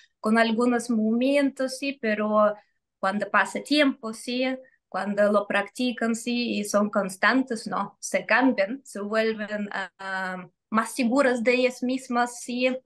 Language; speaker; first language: Spanish; non-native, fluent; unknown